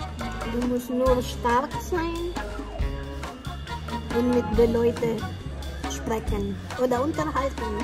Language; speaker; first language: German; non-native, learner; Filipino